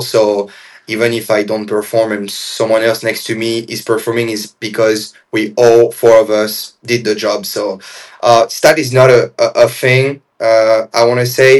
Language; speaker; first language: English; non-native, fluent; French